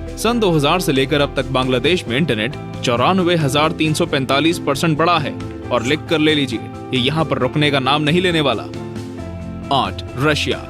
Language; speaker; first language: Hindi; native; Hindi